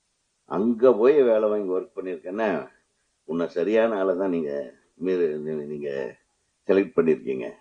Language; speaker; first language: Tamil; native; Tamil